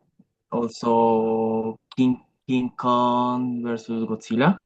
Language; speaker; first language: English; non-native, learner; Spanish